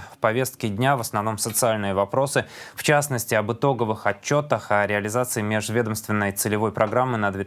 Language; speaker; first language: Russian; native; Russian